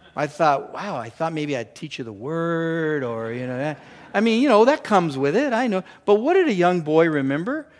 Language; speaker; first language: English; native; English